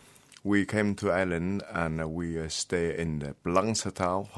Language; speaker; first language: English; non-native, learner; Vietnamese